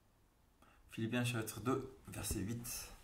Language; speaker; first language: French; native; French